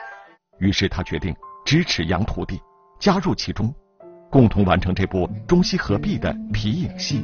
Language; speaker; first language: Chinese; native; Chinese